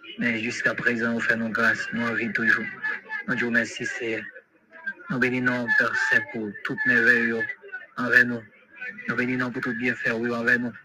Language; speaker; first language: French; non-native, local second language; Haitian Creole